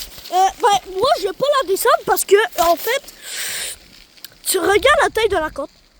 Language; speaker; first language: French; native; French